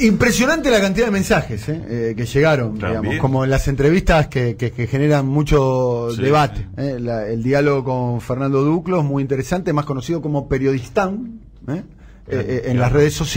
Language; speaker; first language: Spanish; native; Spanish